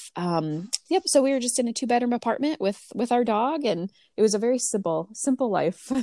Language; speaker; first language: English; native; English